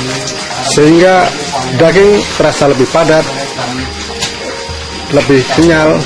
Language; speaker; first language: Indonesian; native; Indonesian